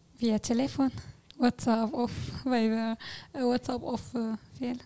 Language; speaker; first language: Dutch; non-native, fluent; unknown